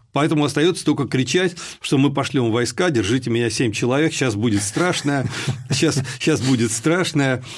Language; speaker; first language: Russian; native; Russian